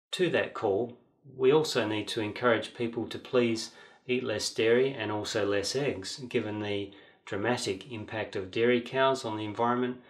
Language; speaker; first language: English; native; English